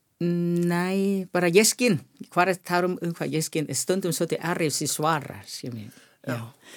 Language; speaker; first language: Icelandic; non-native, learner; Thai